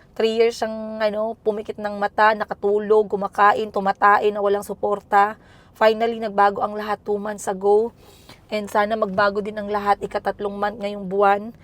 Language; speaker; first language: Filipino; non-native, local second language; Cebuano